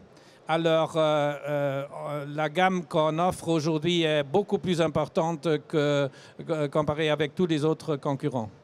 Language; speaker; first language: French; non-native, fluent; German